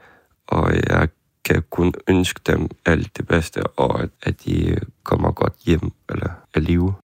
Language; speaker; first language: Danish; non-native, fluent; Ukrainian